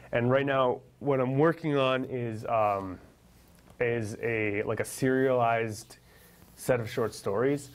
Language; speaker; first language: English; native; English